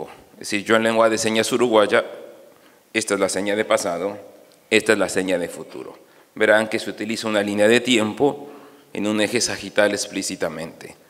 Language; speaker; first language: Spanish; native; Spanish